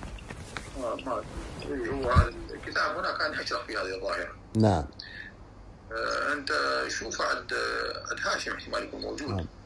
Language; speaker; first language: Arabic; native; Arabic